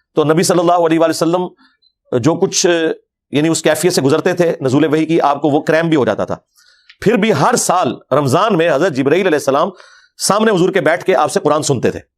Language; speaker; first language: Urdu; non-native, local second language; Punjabi